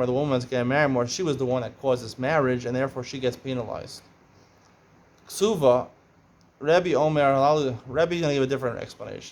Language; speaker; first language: English; native; English